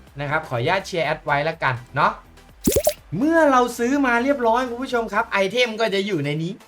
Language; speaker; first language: Thai; native; Thai